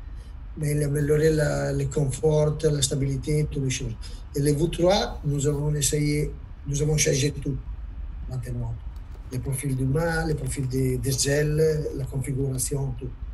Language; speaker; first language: French; non-native, learner; Italian